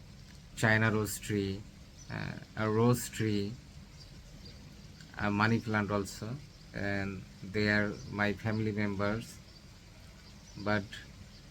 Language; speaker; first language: English; non-native, learner; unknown